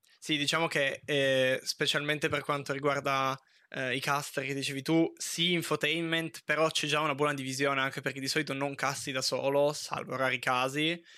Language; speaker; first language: Italian; native; Italian